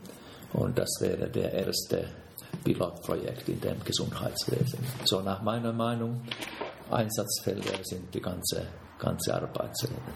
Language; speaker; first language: German; non-native, fluent; Finnish